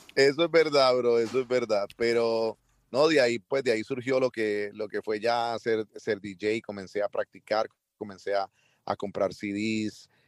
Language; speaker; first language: Spanish; early bilingual, heritage; Spanish